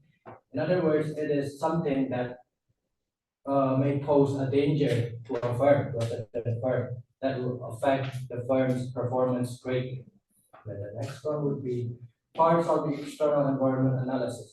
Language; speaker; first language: English; non-native, fluent; Indonesian